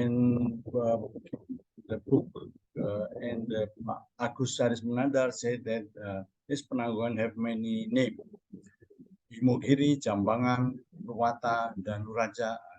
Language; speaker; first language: English; non-native, learner; Indonesian